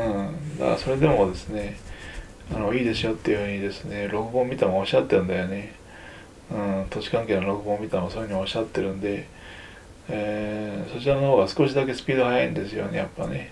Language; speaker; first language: Japanese; native; Japanese